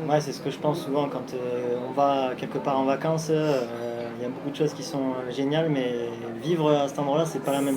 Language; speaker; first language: French; native; French